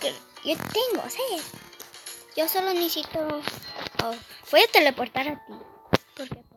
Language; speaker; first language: Spanish; early bilingual, heritage; Spanish